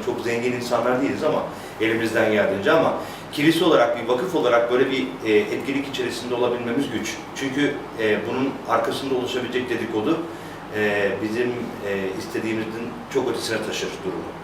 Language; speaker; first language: Turkish; native; Turkish